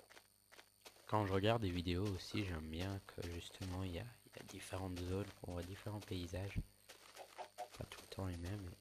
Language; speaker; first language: French; native; French